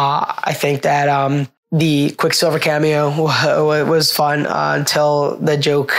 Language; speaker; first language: English; native; English